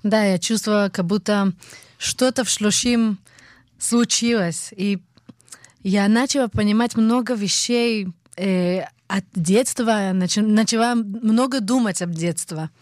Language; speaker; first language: Russian; early bilingual, heritage; Hebrew